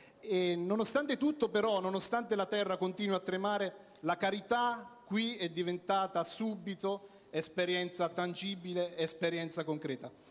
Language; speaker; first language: Italian; native; Italian